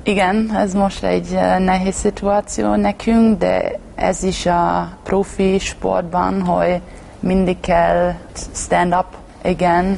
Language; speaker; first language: Hungarian; non-native, learner; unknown